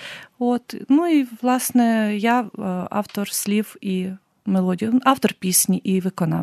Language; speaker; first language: Ukrainian; native; Ukrainian